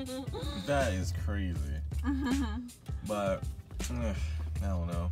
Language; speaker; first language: English; native; English